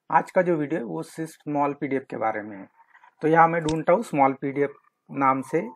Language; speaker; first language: Hindi; non-native, local second language; Marathi